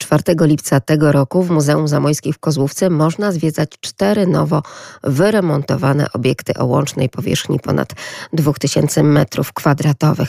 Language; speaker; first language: Polish; native; Polish